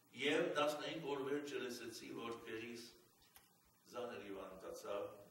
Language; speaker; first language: Armenian; early bilingual, heritage; Armenian